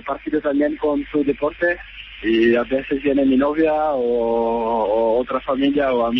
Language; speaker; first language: Spanish; non-native, learner; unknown